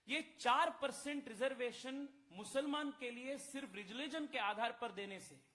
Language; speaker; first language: Hindi; non-native, local second language; Kannada